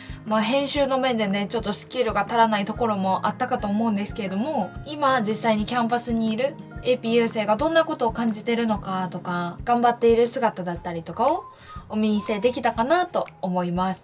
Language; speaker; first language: Japanese; native; Japanese